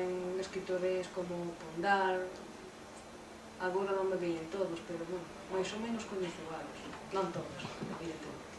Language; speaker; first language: Galician; non-native, fluent; French